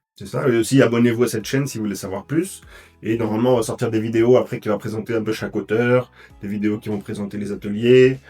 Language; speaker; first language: French; native; French